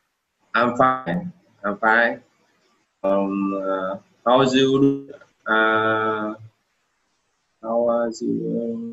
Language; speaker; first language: English; non-native, learner; Vietnamese